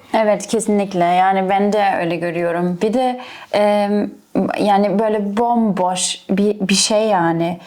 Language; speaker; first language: Turkish; non-native, fluent; German